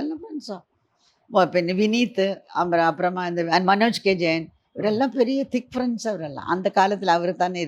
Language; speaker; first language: Tamil; non-native, learner; Malayalam